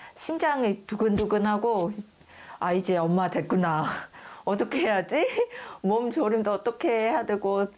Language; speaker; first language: Korean; non-native, fluent; Khmer